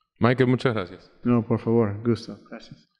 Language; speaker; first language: Spanish; native; Spanish